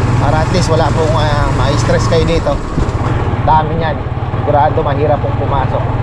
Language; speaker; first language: Filipino; native; Filipino